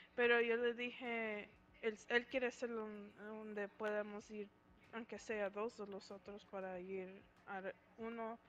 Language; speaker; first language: Spanish; early bilingual, heritage; Spanish